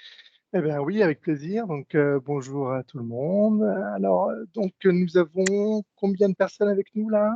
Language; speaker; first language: French; native; French